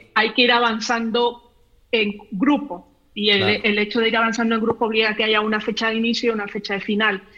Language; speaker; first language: Spanish; native; Spanish